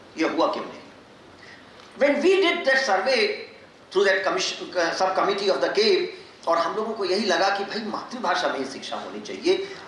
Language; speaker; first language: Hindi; non-native, local second language; Magahi